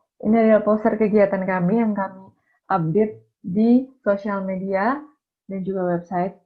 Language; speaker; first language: Indonesian; native; Indonesian